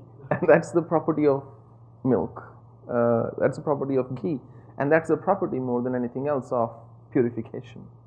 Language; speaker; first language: English; non-native, local second language; Punjabi